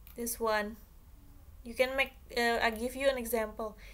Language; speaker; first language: English; non-native, fluent; Javanese